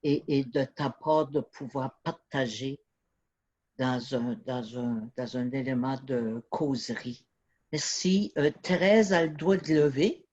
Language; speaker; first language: French; native; French